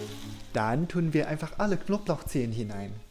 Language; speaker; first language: German; non-native, fluent; Chinese